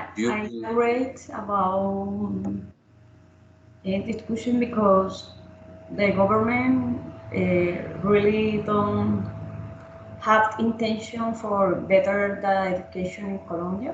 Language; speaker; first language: English; non-native, learner; Spanish